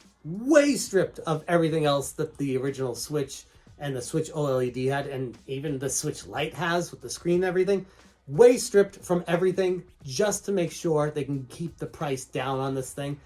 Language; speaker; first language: English; native; English